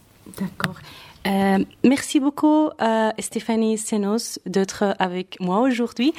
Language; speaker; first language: French; non-native, fluent; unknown